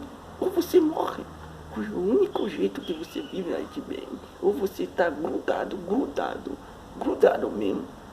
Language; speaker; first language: Portuguese; non-native, fluent; Haitian Creole